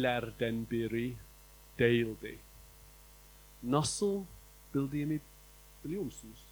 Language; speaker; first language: Turkish; non-native, fluent; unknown